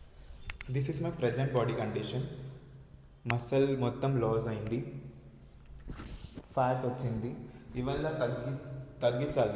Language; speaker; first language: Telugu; early bilingual, heritage; Telugu